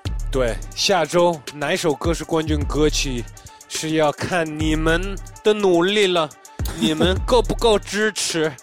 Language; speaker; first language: Chinese; early bilingual, heritage; Chinese